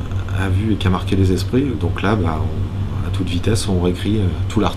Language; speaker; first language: French; native; French